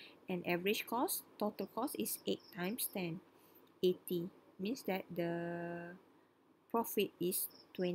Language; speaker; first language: English; non-native, local second language; Malay